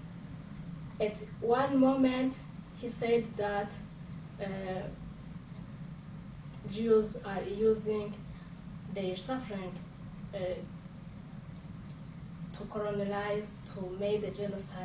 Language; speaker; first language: English; non-native, local second language; Kinyarwanda